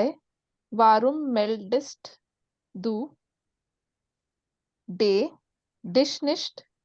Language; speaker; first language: German; non-native, learner; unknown